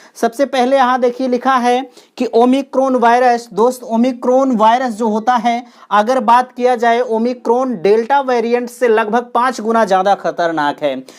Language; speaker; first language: Hindi; native; Hindi